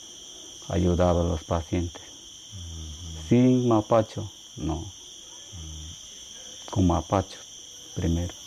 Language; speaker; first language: Spanish; non-native, local second language; Shipibo-Conibo